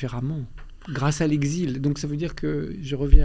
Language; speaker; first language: French; early bilingual, other home language; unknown